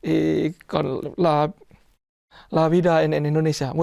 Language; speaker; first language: Spanish; non-native, learner; Indonesian